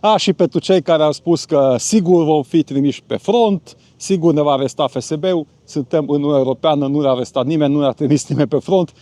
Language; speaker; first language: Romanian; non-native, local second language; Hungarian